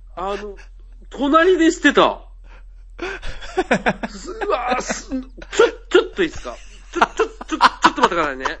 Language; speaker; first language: Japanese; native; Japanese